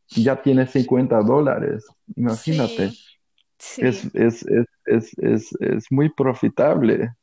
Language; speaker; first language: Spanish; non-native, fluent; German